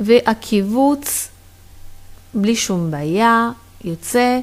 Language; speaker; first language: Hebrew; non-native, fluent; Italian